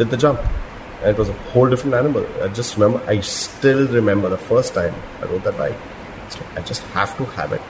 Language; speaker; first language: English; non-native, local second language; Gujarati